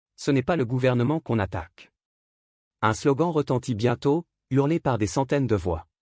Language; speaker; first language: French; native; French